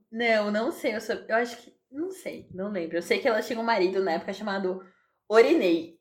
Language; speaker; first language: Portuguese; native; Portuguese